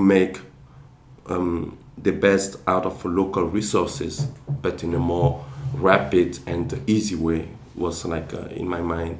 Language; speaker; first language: English; non-native, fluent; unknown